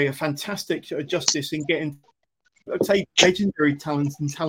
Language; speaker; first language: English; native; English